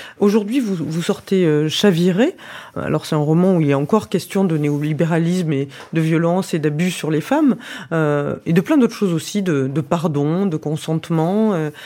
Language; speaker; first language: French; native; French